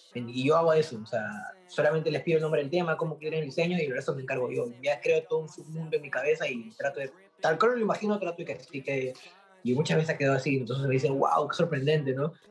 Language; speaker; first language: Spanish; native; Spanish